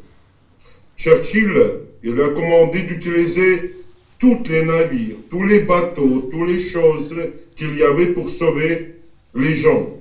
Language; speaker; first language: French; non-native, fluent; Russian